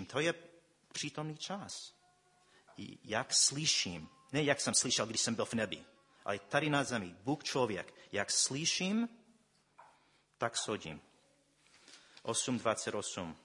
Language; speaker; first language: Czech; non-native, fluent; English